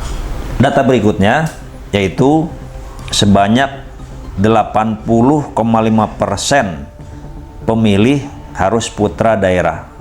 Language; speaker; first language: Indonesian; native; Indonesian